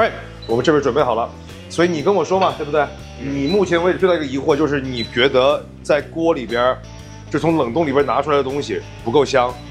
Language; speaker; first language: Chinese; native; Chinese